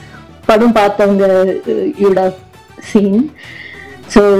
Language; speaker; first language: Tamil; non-native, learner; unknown